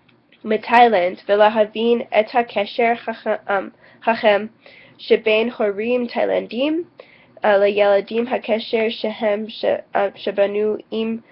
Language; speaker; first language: Hebrew; non-native, learner; English